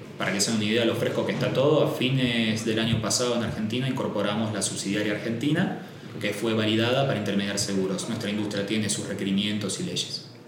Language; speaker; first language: Spanish; native; Spanish